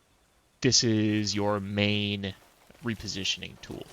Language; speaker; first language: English; native; English